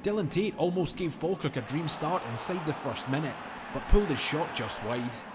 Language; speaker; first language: English; native; English